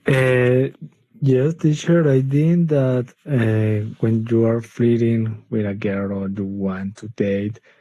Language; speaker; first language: English; non-native, learner; Spanish